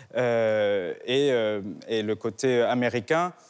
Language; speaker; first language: French; native; French